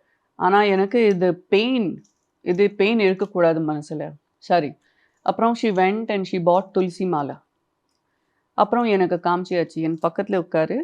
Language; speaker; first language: Tamil; non-native, local second language; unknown